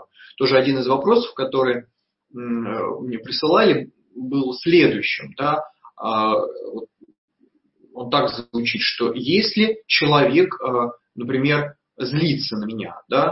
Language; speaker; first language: Russian; native; Russian